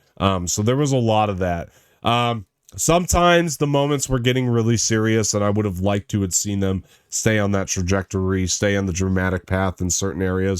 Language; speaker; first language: English; native; English